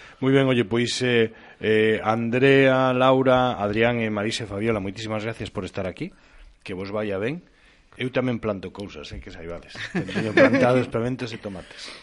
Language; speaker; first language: Galician; non-native, local second language; Spanish